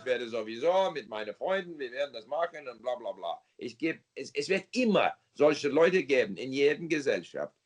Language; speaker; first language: German; non-native, fluent; English